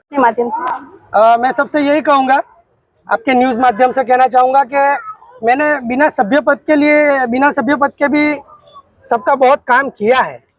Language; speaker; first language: Hindi; non-native, local second language; Gujarati